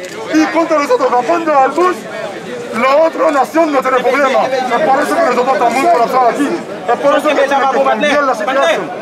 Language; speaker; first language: Spanish; non-native, learner; Haitian Creole